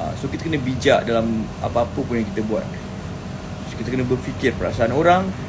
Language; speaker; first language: Malay; native; Malay